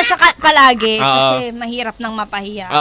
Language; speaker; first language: Filipino; native; Filipino